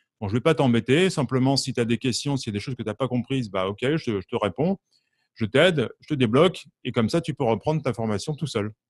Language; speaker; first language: French; native; French